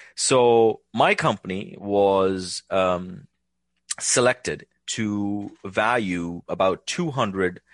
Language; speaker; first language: English; non-native, local second language; Hindi